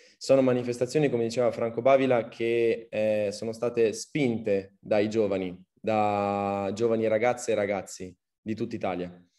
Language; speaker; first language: Italian; early bilingual, other home language; Arabic